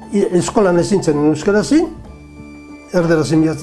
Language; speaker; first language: Basque; native; Basque